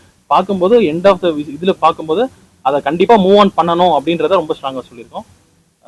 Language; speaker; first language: Tamil; native; Tamil